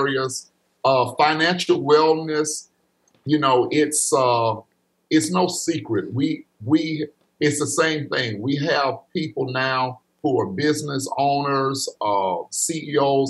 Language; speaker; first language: English; native; English